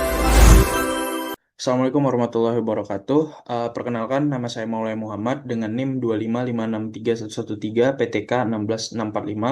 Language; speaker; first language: Indonesian; native; Indonesian